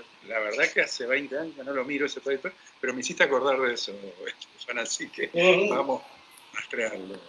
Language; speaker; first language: Spanish; native; Spanish